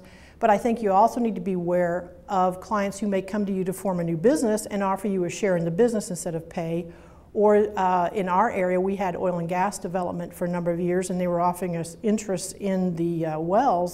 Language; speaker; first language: English; native; English